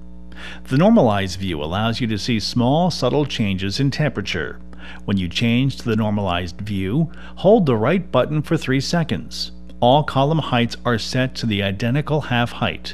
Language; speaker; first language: English; native; English